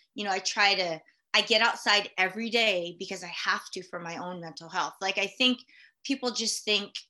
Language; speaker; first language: English; early bilingual, other home language; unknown